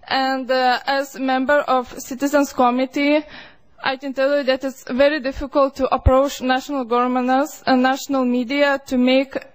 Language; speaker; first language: English; non-native, fluent; Lithuanian